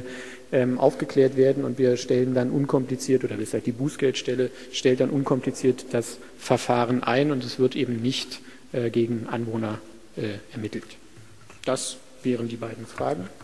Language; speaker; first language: German; native; German